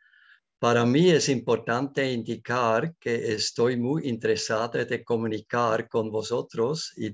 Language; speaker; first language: Spanish; non-native, learner; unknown